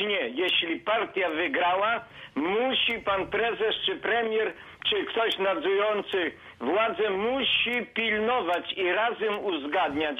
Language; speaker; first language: Polish; native; Polish